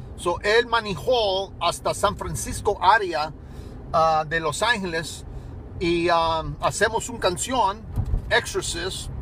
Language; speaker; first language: Spanish; early bilingual, heritage; Spanish